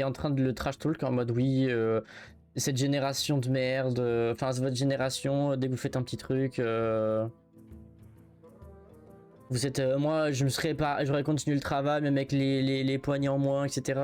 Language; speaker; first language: French; native; French